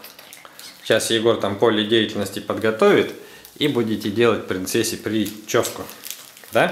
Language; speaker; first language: Russian; native; Russian